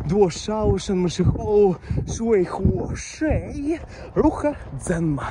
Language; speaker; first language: Chinese; non-native, learner; Russian